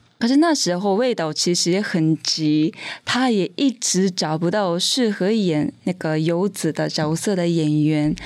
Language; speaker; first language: Chinese; non-native, fluent; Japanese